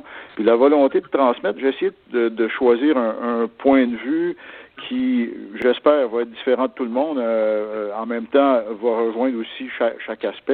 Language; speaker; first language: French; native; French